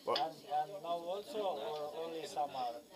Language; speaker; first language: English; non-native, learner; Arabic